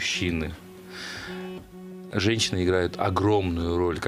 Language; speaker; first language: Russian; non-native, local second language; Azerbaijani